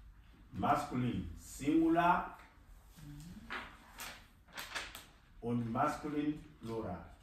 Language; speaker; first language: German; non-native, fluent; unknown